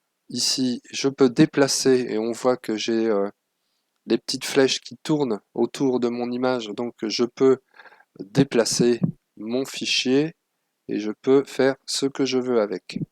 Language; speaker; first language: French; native; French